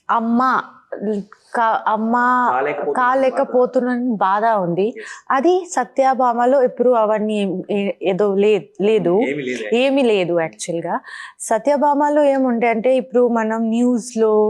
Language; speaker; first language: Telugu; non-native, learner; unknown